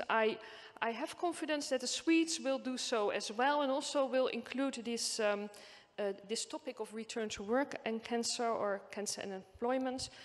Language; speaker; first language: English; non-native, fluent; Dutch